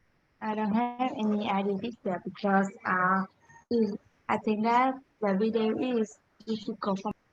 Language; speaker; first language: English; non-native, learner; Vietnamese